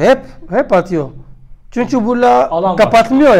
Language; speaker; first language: Turkish; non-native, learner; French